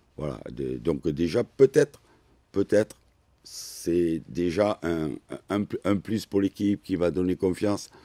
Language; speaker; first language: French; native; French